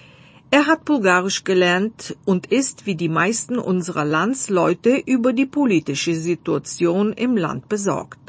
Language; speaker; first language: German; non-native, fluent; Bulgarian